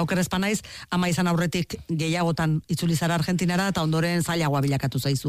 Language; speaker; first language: Basque; native; Basque